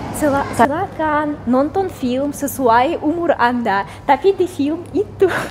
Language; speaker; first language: Indonesian; non-native, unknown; Russian